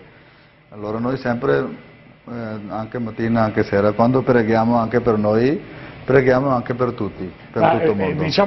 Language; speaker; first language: Italian; non-native, learner; Punjabi